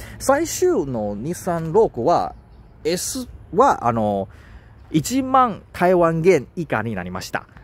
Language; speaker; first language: Japanese; non-native, learner; Chinese